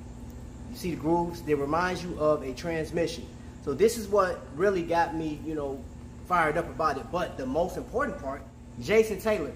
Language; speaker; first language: English; native; English